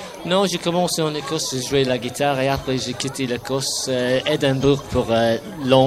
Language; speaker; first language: French; non-native, fluent; English